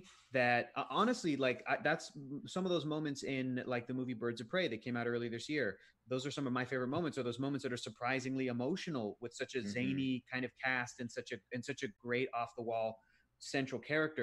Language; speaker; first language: English; native; English